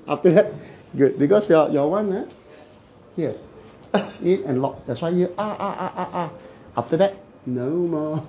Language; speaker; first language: English; non-native, local second language; Cantonese